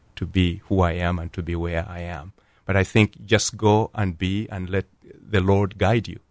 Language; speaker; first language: English; non-native, local second language; Ganda